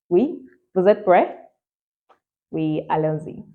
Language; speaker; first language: French; non-native, fluent; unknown